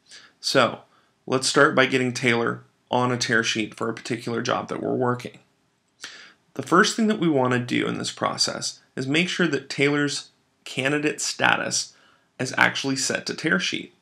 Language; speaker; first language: English; native; English